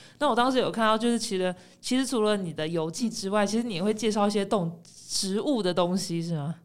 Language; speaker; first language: Chinese; native; Chinese